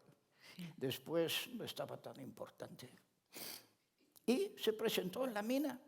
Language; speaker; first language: Spanish; non-native, fluent; Ladino